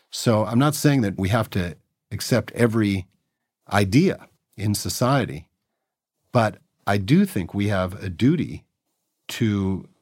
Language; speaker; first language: English; native; English